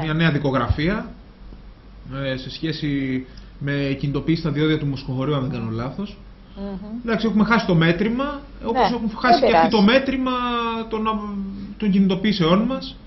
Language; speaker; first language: Greek; native; Greek